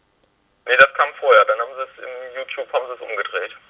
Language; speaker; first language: German; native; German